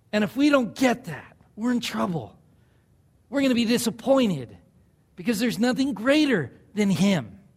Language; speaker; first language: English; native; English